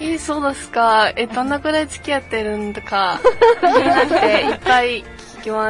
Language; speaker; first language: Japanese; non-native, fluent; Mongolian